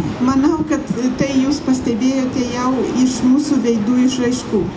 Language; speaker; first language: Lithuanian; non-native, local second language; Polish